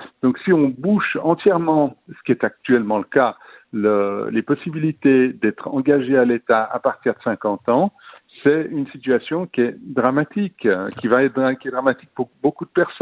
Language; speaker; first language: French; native; French